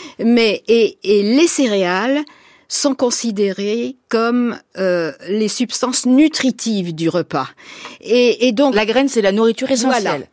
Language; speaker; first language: French; native; French